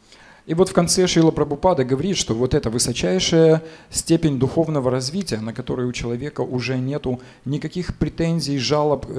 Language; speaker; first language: Russian; native; Russian